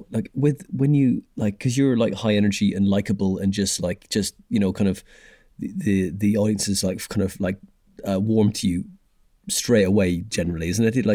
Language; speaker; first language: English; native; English